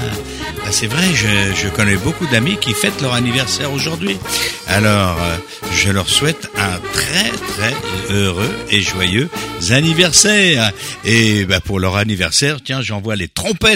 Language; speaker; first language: French; native; French